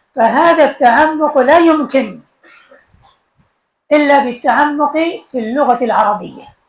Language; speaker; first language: Arabic; non-native, fluent; Bangla